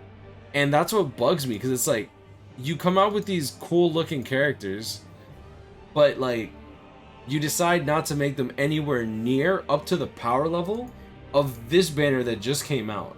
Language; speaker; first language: English; native; English